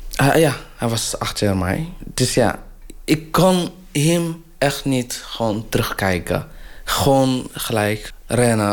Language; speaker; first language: Dutch; non-native, learner; Tigrinya